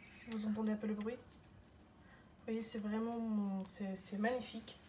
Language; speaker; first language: French; non-native, local second language; Arabic